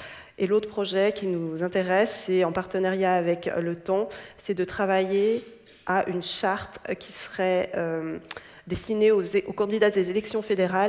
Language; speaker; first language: French; native; French